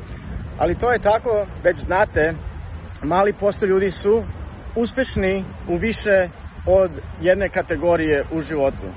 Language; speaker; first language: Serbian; early bilingual, heritage; Serbian